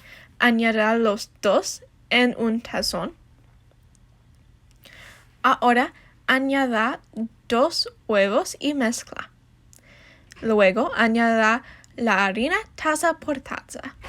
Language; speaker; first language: Spanish; non-native, learner; English